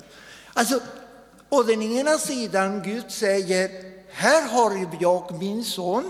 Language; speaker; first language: Swedish; non-native, fluent; Spanish